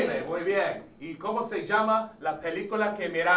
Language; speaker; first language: Spanish; non-native, fluent; English